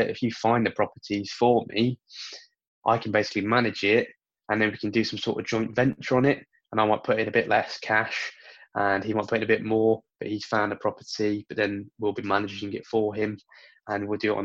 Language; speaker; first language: English; native; English